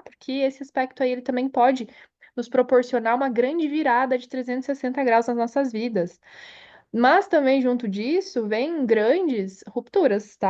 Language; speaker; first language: Portuguese; native; Portuguese